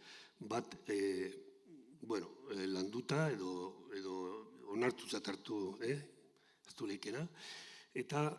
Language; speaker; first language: Basque; native; Basque